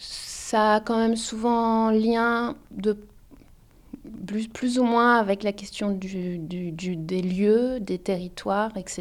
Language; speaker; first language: French; native; French